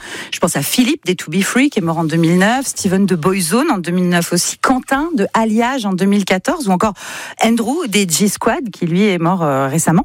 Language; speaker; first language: French; native; French